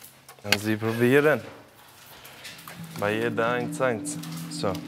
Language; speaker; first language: German; non-native, learner; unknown